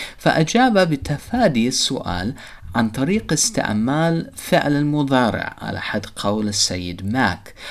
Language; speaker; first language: Arabic; non-native, fluent; English